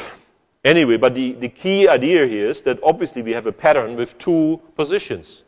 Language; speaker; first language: English; non-native, fluent; German